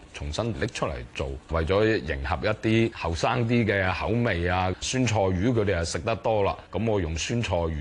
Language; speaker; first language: Cantonese; native; Cantonese